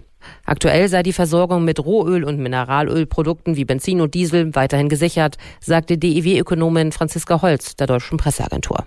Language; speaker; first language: German; native; German